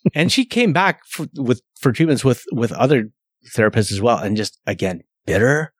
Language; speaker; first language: English; early bilingual, other home language; Slovenian